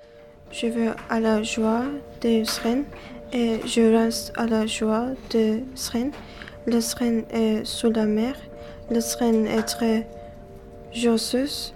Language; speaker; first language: French; non-native, learner; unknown